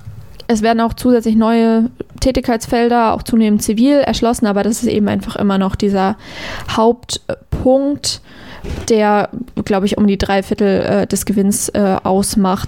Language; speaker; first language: German; native; German